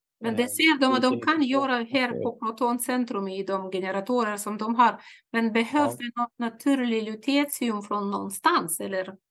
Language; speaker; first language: Swedish; non-native, fluent; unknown